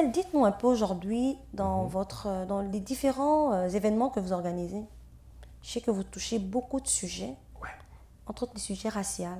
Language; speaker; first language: French; native; French